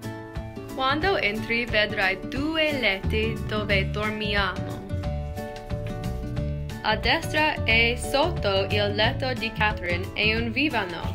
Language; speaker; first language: Italian; non-native, learner; English